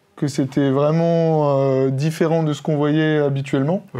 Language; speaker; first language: French; native; French